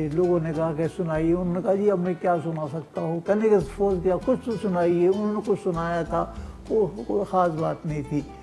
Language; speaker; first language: Urdu; native; Urdu